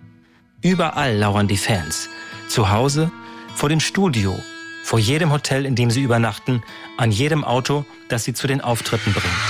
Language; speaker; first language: German; native; German